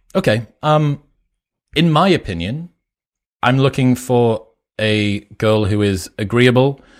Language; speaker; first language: English; native; English